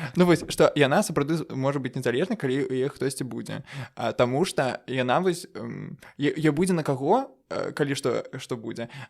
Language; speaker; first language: Belarusian; non-native, local second language; Russian